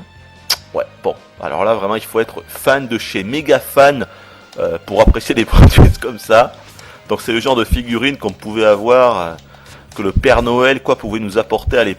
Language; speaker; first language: French; native; French